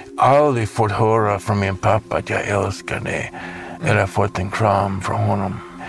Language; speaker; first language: Swedish; non-native, fluent; English